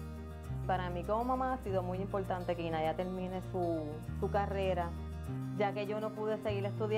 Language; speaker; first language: Spanish; native; Spanish